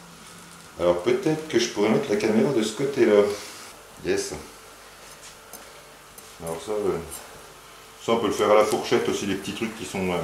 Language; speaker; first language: French; native; French